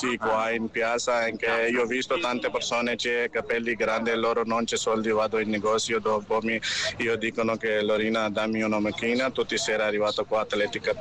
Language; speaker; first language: Italian; non-native, learner; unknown